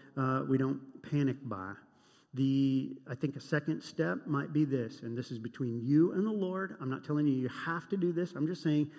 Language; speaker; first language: English; native; English